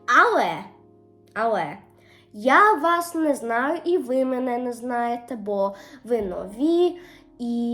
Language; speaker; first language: Ukrainian; early bilingual, heritage; Ukrainian